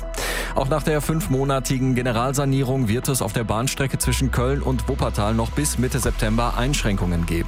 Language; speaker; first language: German; native; German